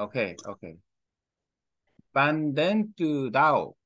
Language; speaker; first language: Vietnamese; non-native, learner; Korean